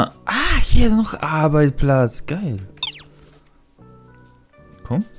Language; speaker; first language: German; non-native, fluent; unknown